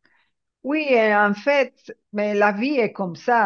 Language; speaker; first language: French; non-native, fluent; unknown